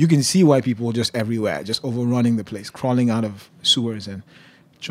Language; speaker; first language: English; non-native, local second language; Yoruba